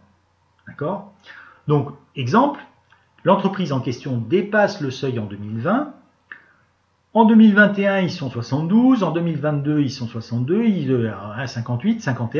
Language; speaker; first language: French; native; French